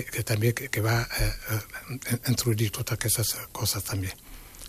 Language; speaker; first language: Catalan; non-native, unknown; Wolof